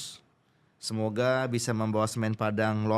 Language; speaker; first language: Indonesian; native; Indonesian